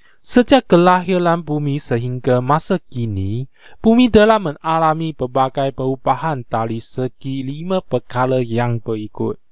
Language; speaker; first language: Malay; non-native, local second language; Chinese